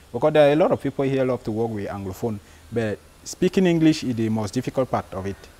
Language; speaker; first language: English; non-native, local second language; French